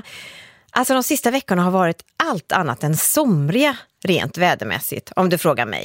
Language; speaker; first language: Swedish; native; Swedish